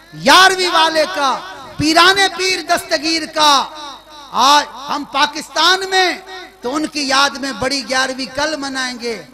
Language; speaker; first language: Urdu; non-native, local second language; Sindhi